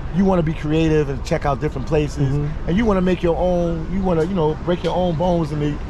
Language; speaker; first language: English; native; English